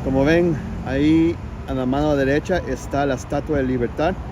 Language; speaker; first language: Spanish; early bilingual, heritage; Spanish